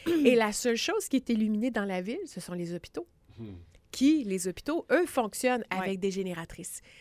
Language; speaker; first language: French; native; French